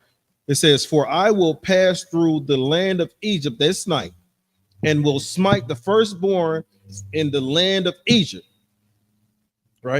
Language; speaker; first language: English; native; English